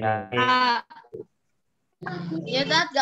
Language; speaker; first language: Malay; native; Malay